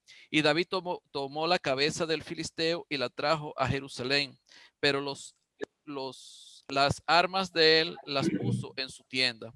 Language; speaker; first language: Spanish; native; Spanish